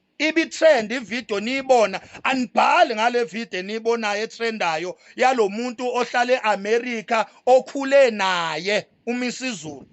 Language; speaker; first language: Zulu; native; Zulu